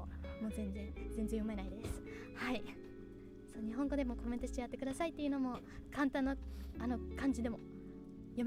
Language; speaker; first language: Japanese; non-native, fluent; English